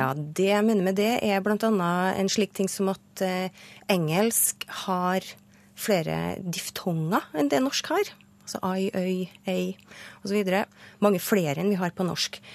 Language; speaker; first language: Norwegian; native; Norwegian